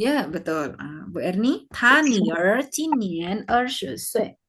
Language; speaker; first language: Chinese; non-native, fluent; Indonesian